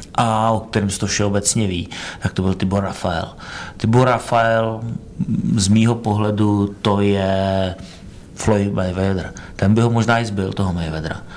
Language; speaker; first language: Czech; native; Czech